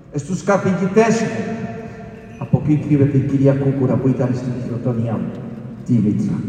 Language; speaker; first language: Greek; non-native, fluent; Spanish